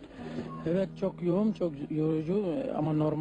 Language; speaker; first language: Turkish; non-native, learner; French